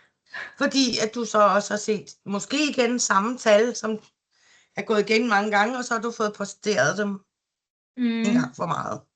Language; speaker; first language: Danish; native; Danish